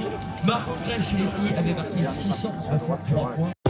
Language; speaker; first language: French; native; French